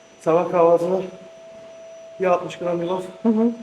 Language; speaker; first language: Turkish; native; Turkish